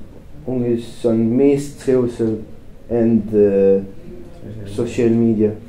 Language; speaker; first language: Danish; non-native, fluent; Romanian